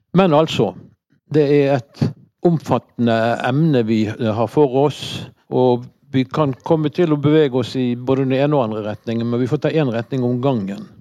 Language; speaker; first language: Norwegian; native; Norwegian